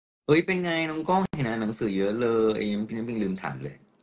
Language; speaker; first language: Thai; native; Thai